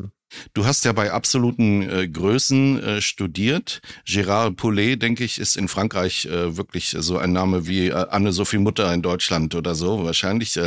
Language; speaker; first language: German; native; German